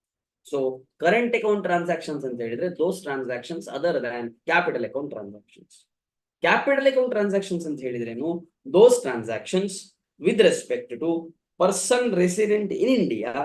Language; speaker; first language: English; non-native, local second language; Kannada